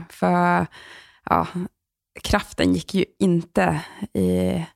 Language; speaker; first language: Swedish; native; Swedish